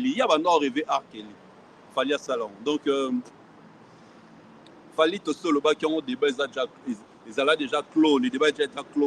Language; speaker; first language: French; non-native, local second language; Lingala